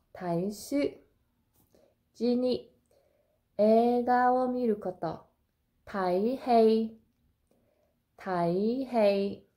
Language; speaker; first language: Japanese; non-native, fluent; Cantonese